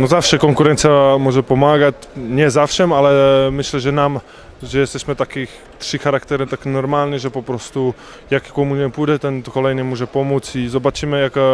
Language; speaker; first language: Polish; non-native, learner; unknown